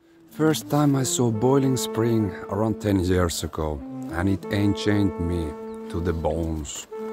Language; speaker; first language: English; non-native, fluent; Finnish